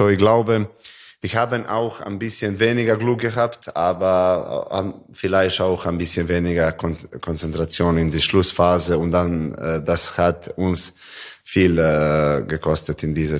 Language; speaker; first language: German; non-native, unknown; Serbian